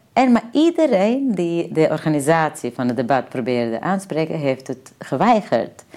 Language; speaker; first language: Dutch; non-native, fluent; Serbian